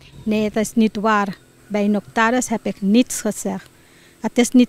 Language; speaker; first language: Dutch; non-native, local second language; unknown